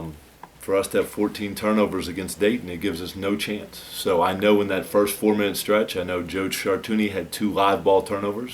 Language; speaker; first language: English; native; English